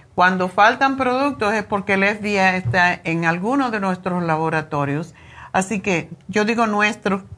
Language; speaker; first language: Spanish; native; Spanish